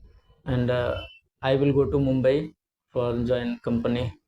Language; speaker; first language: English; non-native, learner; Hindi